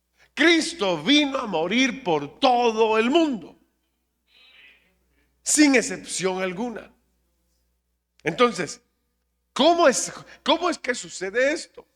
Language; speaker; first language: Spanish; native; Spanish